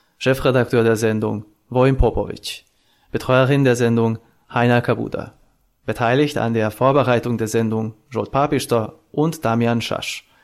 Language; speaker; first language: German; non-native, fluent; Serbian